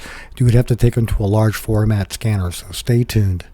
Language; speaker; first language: English; native; English